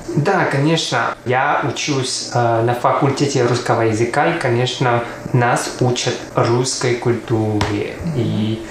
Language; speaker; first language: Russian; non-native, learner; Chinese